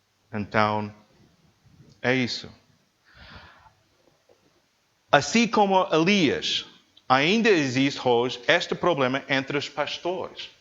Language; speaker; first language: Portuguese; non-native, learner; English